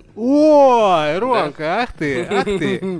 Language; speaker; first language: Russian; native; Russian